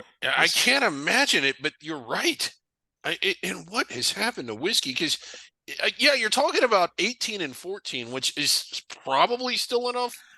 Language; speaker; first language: English; native; English